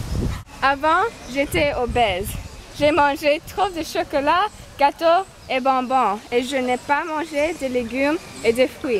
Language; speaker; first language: French; non-native, learner; English